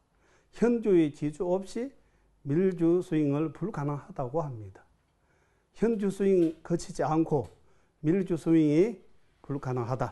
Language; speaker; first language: Korean; non-native, fluent; Tibetan